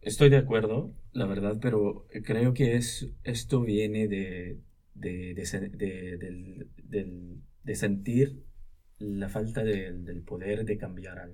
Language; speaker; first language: Spanish; non-native, local second language; Arabic